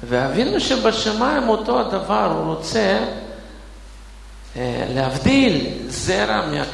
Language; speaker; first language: Hebrew; non-native, fluent; Russian